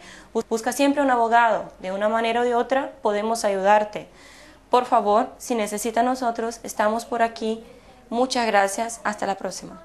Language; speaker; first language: Spanish; non-native, fluent; Portuguese